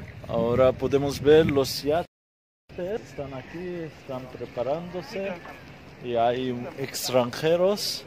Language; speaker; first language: Spanish; non-native, fluent; Arabic